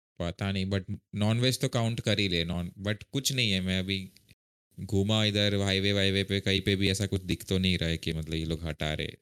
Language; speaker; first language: Hindi; non-native, local second language; Marathi